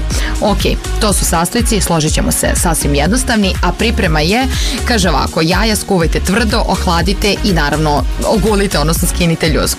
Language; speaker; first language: Serbian; native; Serbian